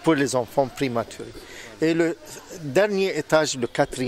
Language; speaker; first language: French; non-native, fluent; Arabic